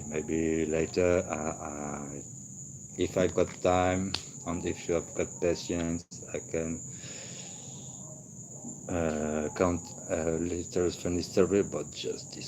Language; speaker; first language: English; non-native, learner; French